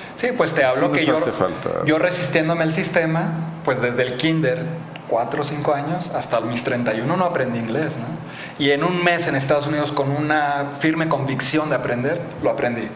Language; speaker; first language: Spanish; native; Spanish